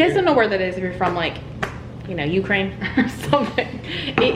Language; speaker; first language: English; native; English